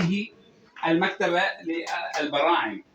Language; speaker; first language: Arabic; native; Arabic